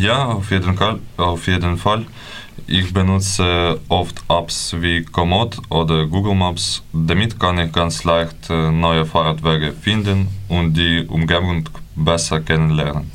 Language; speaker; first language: German; non-native, learner; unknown